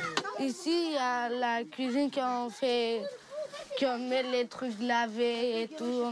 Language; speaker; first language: French; non-native, learner; Romanian